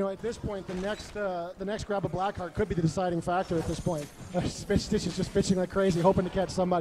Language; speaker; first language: English; native; English